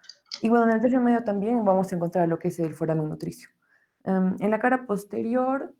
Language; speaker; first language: Spanish; native; Spanish